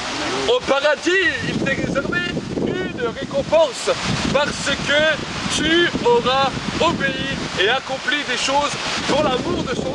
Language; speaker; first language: French; native; French